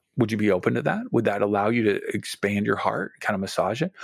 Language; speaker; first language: English; native; English